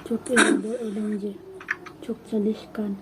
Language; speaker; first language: Turkish; non-native, learner; Filipino